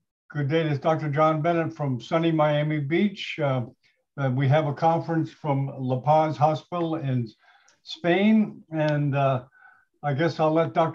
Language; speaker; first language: English; native; English